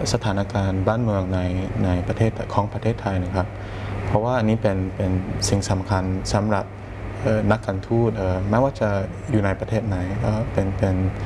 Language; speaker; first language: Thai; non-native, fluent; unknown